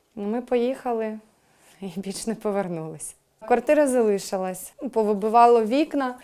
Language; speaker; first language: Ukrainian; non-native, local second language; Russian